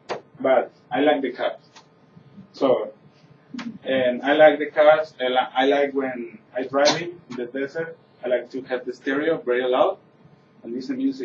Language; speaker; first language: English; non-native, learner; Spanish